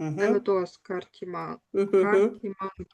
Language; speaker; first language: Estonian; non-native, learner; Russian